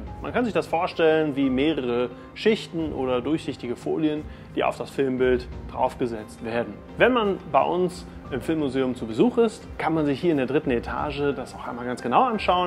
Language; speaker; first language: German; native; German